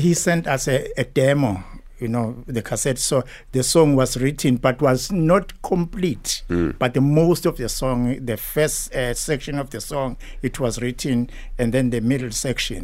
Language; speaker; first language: English; non-native, local second language; Zulu